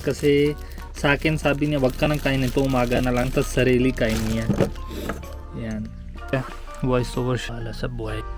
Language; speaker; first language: Filipino; non-native, learner; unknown